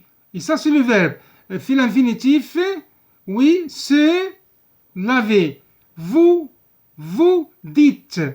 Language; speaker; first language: French; non-native, local second language; Arabic